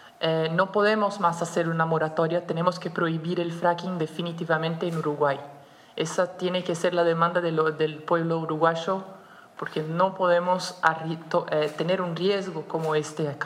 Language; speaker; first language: Spanish; non-native, fluent; Portuguese